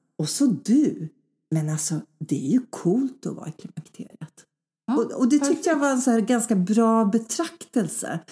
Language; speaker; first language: Swedish; early bilingual, other home language; Polish